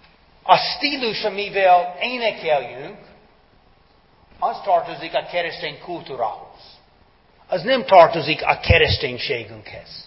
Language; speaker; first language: Hungarian; non-native, fluent; English